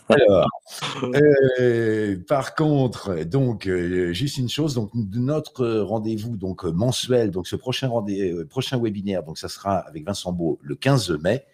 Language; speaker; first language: French; native; French